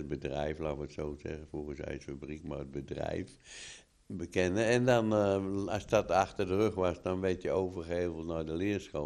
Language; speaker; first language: Dutch; native; Dutch